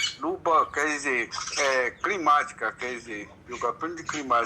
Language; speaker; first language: Portuguese; non-native, local second language; Kayapó